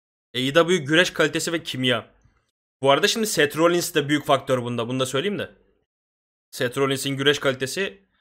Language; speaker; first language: Turkish; native; Turkish